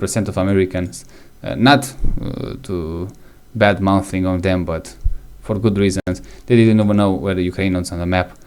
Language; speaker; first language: English; non-native, fluent; Romanian